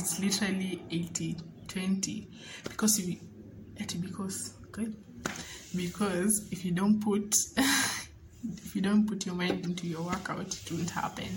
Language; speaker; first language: English; non-native, local second language; Swahili